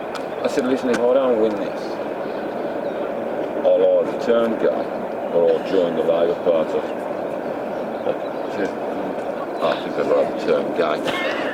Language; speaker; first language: English; native; English